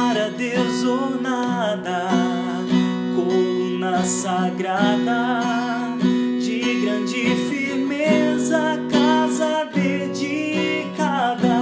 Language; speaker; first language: Portuguese; native; Portuguese